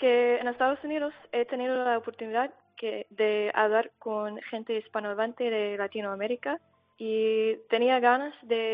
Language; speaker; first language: Spanish; non-native, learner; English